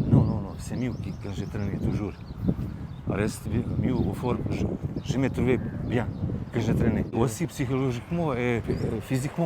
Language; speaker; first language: French; non-native, learner; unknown